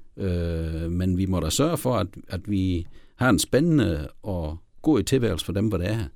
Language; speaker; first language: Danish; native; Danish